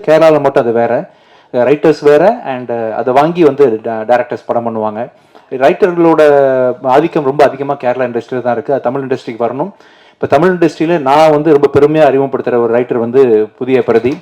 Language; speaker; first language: Tamil; native; Tamil